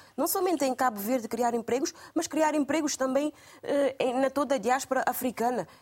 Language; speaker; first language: Portuguese; non-native, local second language; Kabuverdianu